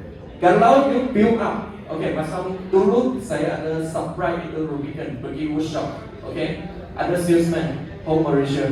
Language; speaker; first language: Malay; non-native, local second language; Chinese